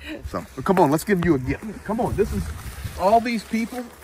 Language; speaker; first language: English; native; English